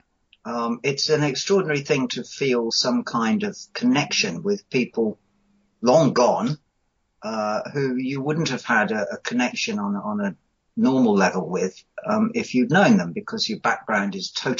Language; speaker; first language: English; native; English